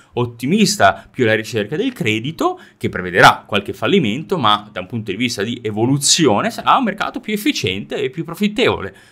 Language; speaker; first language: Italian; native; Italian